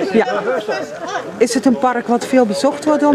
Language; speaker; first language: Dutch; native; Dutch